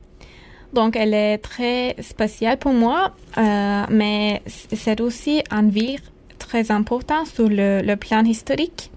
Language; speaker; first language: French; non-native, learner; Turkish